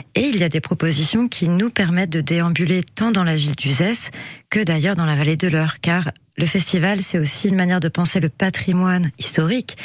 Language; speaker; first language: French; native; French